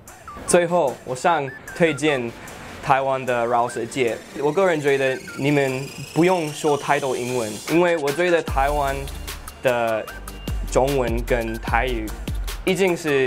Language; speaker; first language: Chinese; non-native, fluent; English